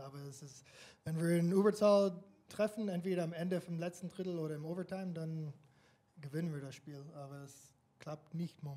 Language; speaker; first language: German; non-native, fluent; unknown